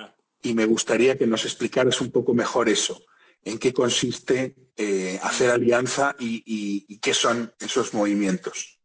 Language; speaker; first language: Spanish; native; Spanish